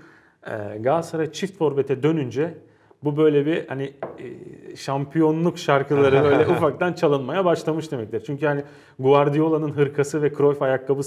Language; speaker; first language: Turkish; native; Turkish